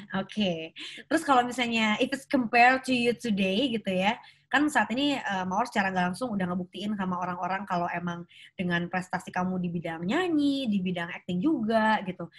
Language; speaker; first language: Indonesian; native; Indonesian